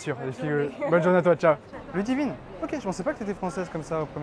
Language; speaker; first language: French; native; French